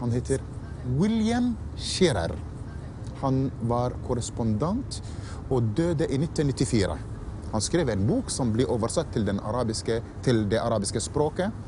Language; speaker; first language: Norwegian; non-native, fluent; Arabic